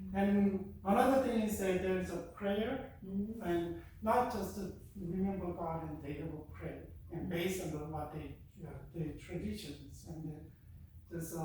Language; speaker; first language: English; non-native, fluent; Korean